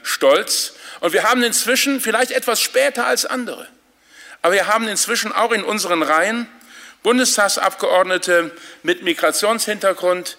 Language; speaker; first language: German; native; German